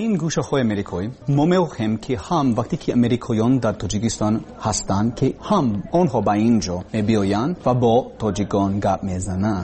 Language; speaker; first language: Persian; non-native, learner; English